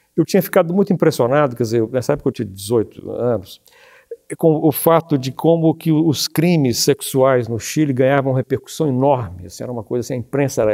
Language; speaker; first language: Portuguese; native; Portuguese